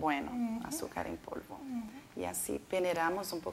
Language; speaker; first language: Spanish; non-native, learner; Portuguese